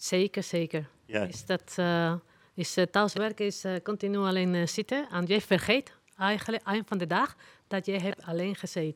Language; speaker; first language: Dutch; non-native, learner; Spanish